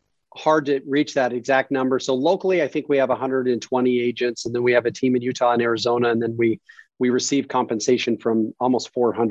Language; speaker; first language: English; native; English